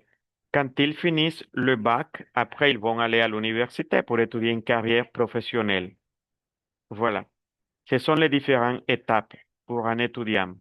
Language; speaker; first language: French; non-native, fluent; Spanish